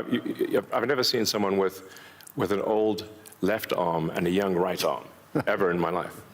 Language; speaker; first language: English; early bilingual, other home language; Afrikaans